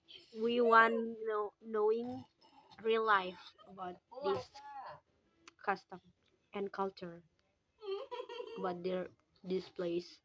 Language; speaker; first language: English; non-native, local second language; Indonesian